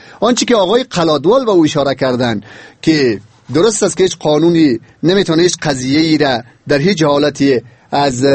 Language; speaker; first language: Persian; native; Persian